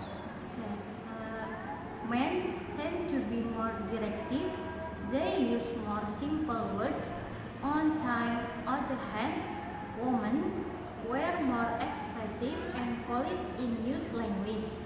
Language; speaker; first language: English; non-native, learner; Indonesian